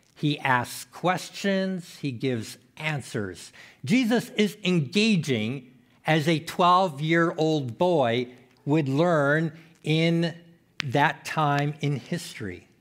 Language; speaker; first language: English; native; English